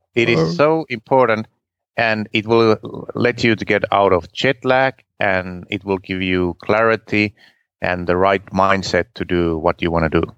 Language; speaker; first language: English; non-native, fluent; Finnish